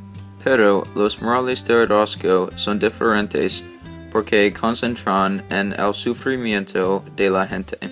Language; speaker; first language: Spanish; non-native, learner; English